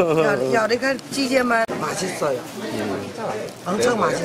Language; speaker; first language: Korean; non-native, learner; Chinese